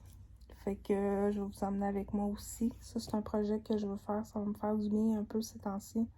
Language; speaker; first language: French; native; French